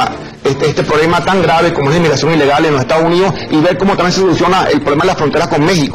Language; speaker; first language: Spanish; native; Spanish